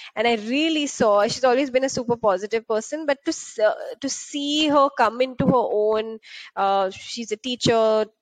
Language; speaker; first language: English; non-native, local second language; Hindi